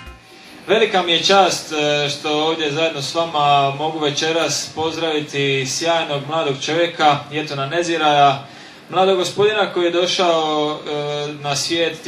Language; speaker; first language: Bosnian; native; Bosnian